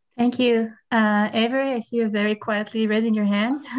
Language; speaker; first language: English; non-native, fluent; Hebrew